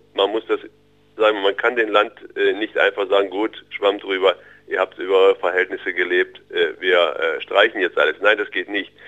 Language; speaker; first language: German; early bilingual, other home language; Russian